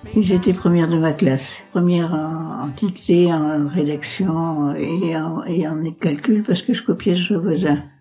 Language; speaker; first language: French; native; French